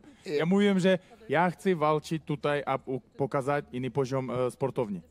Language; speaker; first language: Polish; non-native, learner; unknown